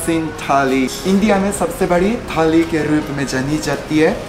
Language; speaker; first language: Hindi; non-native, fluent; Japanese